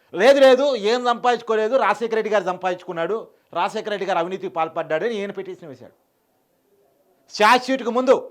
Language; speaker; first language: Telugu; native; Telugu